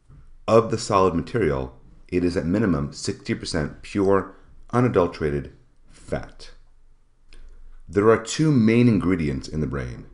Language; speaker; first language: English; native; English